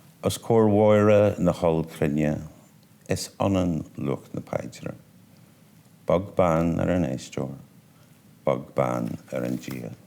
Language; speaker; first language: Irish; non-native, local second language; English